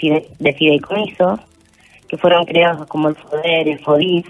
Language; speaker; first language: Spanish; native; Spanish